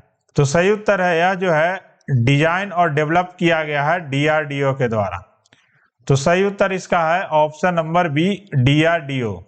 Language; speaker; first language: Hindi; native; Hindi